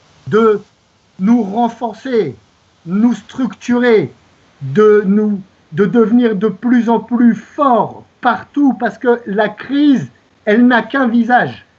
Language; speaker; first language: French; native; French